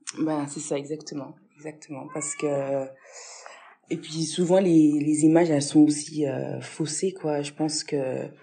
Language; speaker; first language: French; early bilingual, other home language; Fula